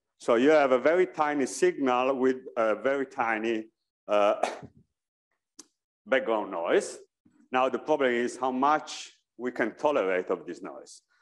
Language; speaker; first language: English; non-native, fluent; Italian